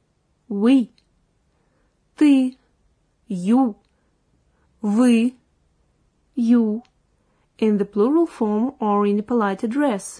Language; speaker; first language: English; non-native, fluent; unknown